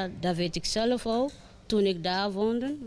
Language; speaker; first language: Dutch; non-native, learner; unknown